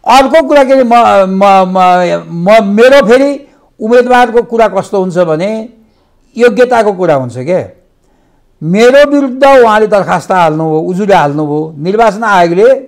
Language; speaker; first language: Nepali; native; Nepali